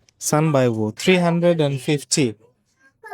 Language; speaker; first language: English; non-native, fluent; Bangla